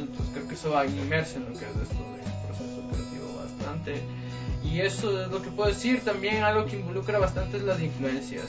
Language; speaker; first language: Spanish; native; Spanish